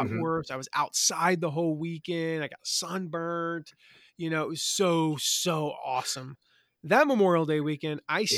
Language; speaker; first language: English; native; English